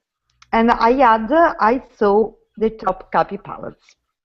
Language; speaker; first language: English; non-native, learner; Italian